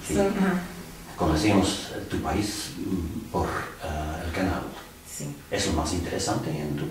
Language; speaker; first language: Spanish; non-native, learner; Dutch